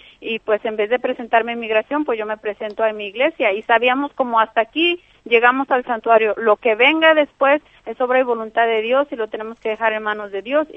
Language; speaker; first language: Spanish; native; Spanish